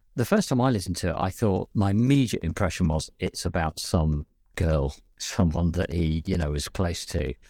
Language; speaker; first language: English; native; English